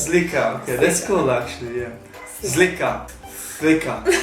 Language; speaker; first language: English; non-native, fluent; Italian